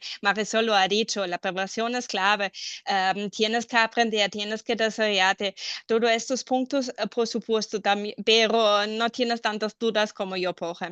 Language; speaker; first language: Spanish; non-native, fluent; German